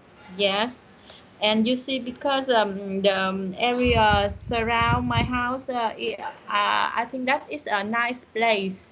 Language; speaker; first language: English; non-native, learner; Vietnamese